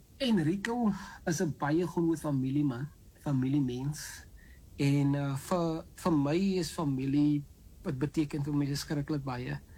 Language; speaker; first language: Afrikaans; native; Afrikaans